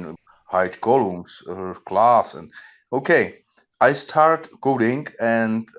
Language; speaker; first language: English; non-native, learner; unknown